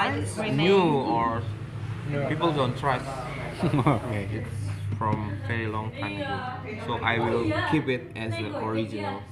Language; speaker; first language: English; non-native, learner; Indonesian